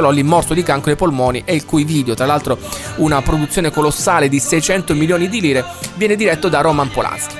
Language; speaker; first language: Italian; native; Italian